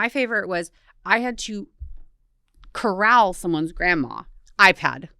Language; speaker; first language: English; native; English